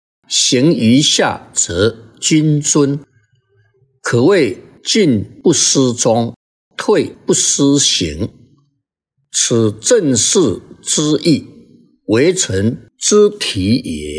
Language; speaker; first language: Chinese; native; Chinese